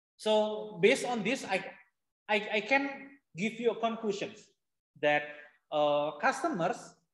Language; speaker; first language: English; non-native, fluent; Indonesian